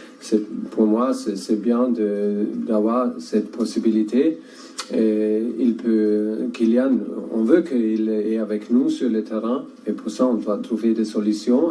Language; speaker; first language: French; non-native, learner; German